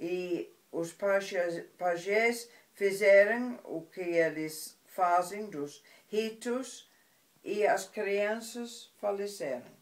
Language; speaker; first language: Portuguese; non-native, fluent; English